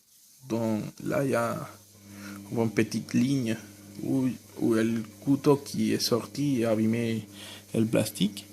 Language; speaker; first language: French; non-native, fluent; Spanish